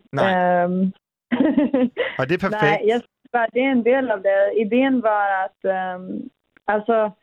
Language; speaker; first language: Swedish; early bilingual, other home language; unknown